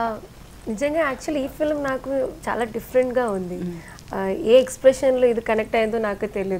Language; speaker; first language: Telugu; non-native, learner; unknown